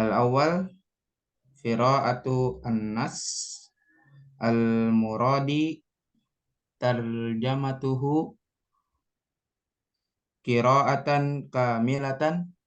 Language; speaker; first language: Arabic; non-native, learner; Indonesian